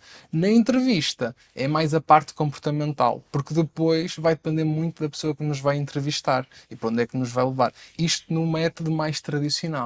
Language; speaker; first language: Portuguese; native; Portuguese